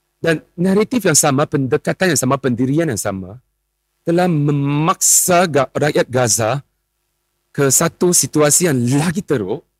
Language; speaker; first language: Malay; non-native, local second language; Chinese